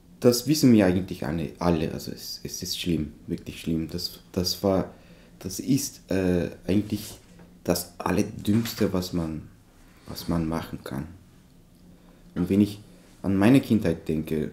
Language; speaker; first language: German; non-native, fluent; Turkish